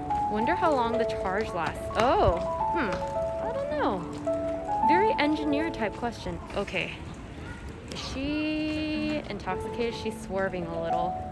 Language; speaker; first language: English; early bilingual, other home language; Korean